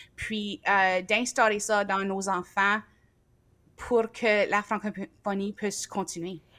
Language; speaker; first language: French; native; French